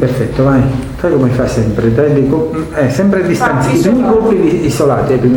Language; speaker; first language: Italian; native; Italian